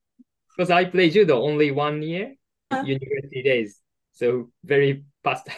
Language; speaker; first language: English; non-native, learner; Japanese